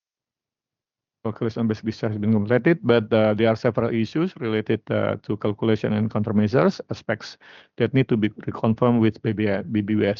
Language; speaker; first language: English; non-native, learner; Indonesian